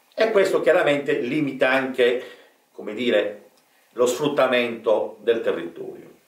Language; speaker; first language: Italian; native; Italian